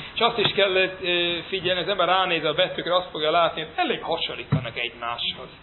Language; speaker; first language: Hungarian; non-native, fluent; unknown